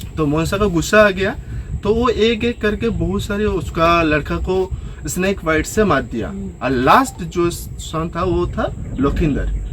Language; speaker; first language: Hindi; non-native, local second language; Bangla